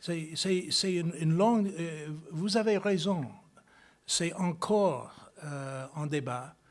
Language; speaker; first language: French; non-native, fluent; English